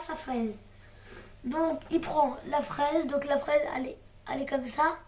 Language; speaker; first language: French; native; French